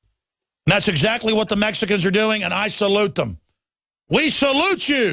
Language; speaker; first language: English; native; English